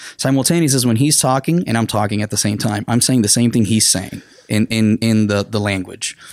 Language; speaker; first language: English; non-native, fluent; Spanish